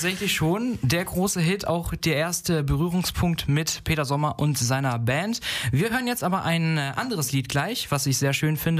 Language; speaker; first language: German; native; German